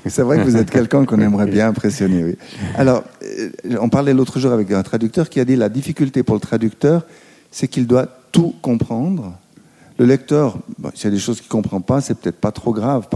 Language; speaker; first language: French; native; French